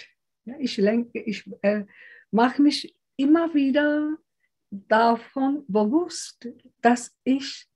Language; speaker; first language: German; non-native, fluent; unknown